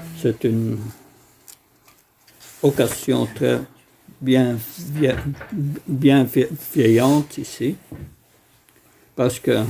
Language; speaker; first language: French; non-native, fluent; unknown